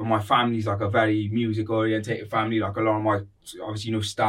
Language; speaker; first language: English; native; English